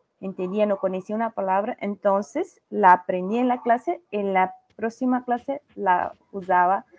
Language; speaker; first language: Spanish; non-native, learner; Portuguese